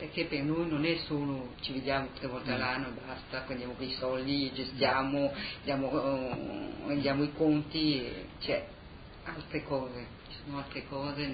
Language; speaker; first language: Italian; early bilingual, heritage; Italian